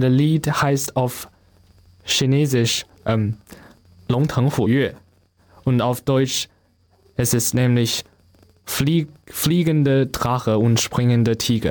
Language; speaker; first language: German; non-native, learner; Chinese